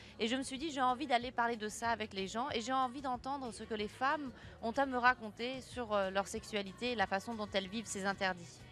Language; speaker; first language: French; native; French